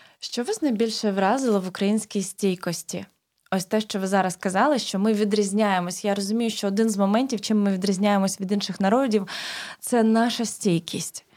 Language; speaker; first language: Ukrainian; native; Ukrainian